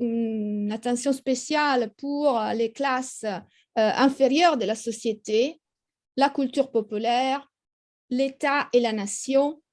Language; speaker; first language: French; non-native, fluent; Italian